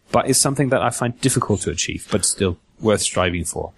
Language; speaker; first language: English; non-native, fluent; German